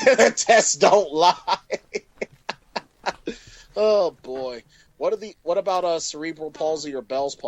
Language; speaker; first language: English; native; English